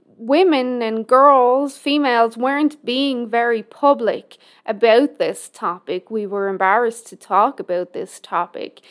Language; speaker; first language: English; native; English